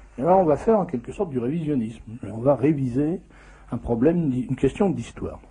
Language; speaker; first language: French; native; French